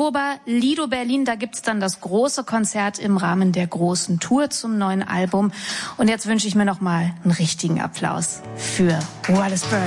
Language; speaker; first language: German; native; German